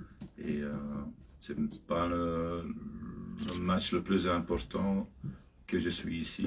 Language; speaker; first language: French; non-native, fluent; Dutch